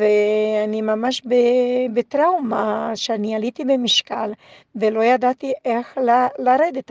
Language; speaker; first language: Hebrew; non-native, fluent; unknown